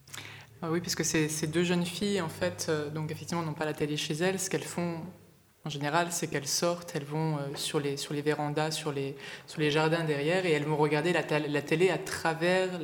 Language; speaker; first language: French; native; French